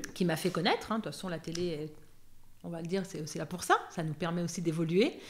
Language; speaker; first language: French; native; French